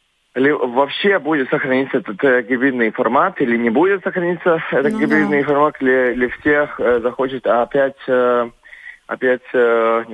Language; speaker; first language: Russian; non-native, local second language; Latvian